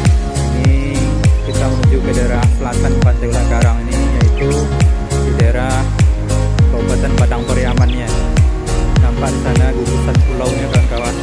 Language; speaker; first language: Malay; non-native, local second language; Minangkabau